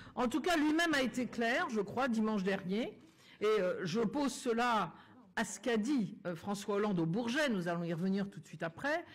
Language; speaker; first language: French; native; French